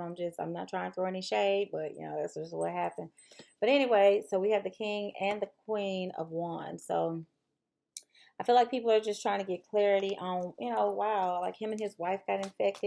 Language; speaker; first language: English; native; English